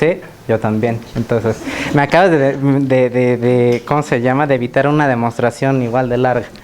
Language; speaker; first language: Spanish; native; Spanish